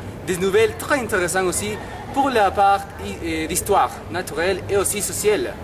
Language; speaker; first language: French; non-native, learner; Spanish